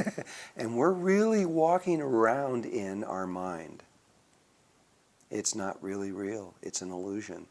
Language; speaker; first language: English; native; English